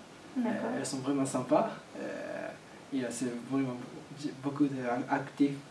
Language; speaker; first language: French; non-native, learner; Japanese